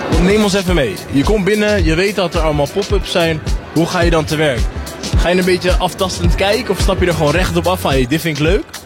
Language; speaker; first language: Dutch; native; Dutch